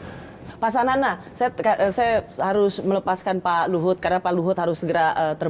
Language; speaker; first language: Indonesian; native; Indonesian